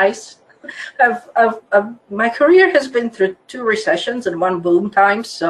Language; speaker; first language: English; non-native, fluent; Croatian